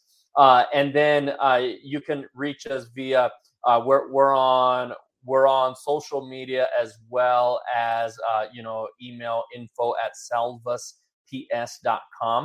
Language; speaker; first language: English; native; English